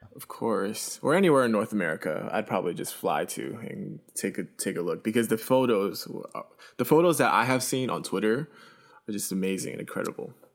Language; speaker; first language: English; early bilingual, other home language; Chinese